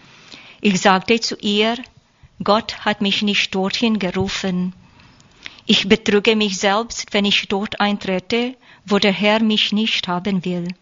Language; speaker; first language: German; non-native, learner; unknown